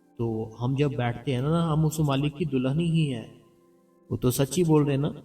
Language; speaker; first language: Hindi; non-native, local second language; Punjabi